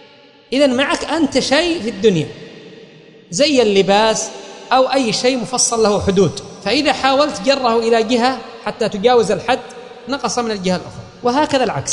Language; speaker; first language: Arabic; native; Arabic